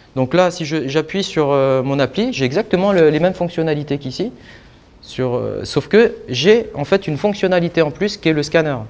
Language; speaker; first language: French; native; French